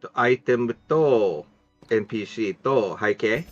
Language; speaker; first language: Japanese; non-native, fluent; English